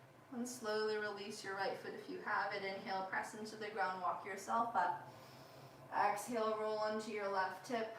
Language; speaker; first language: English; native; English